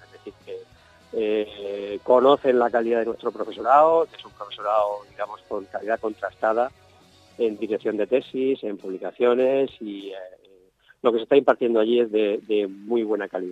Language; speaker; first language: Spanish; native; Spanish